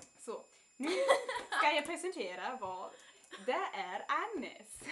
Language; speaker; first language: Swedish; non-native, learner; German